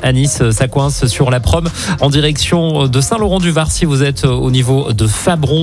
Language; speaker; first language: French; native; French